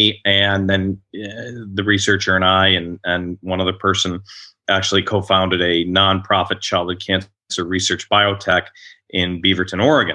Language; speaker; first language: English; native; English